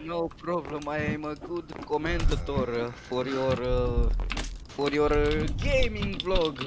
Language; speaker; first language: English; non-native, learner; Romanian